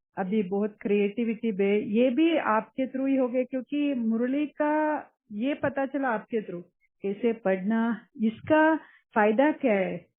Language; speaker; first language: Hindi; non-native, learner; Kannada